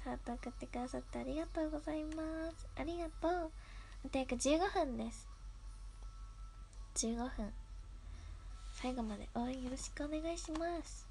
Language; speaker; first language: Japanese; native; Japanese